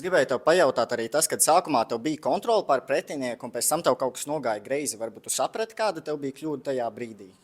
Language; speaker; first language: Latvian; native; Latvian